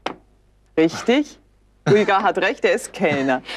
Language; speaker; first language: German; native; German